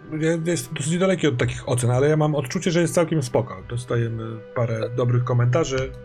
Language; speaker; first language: Polish; native; Polish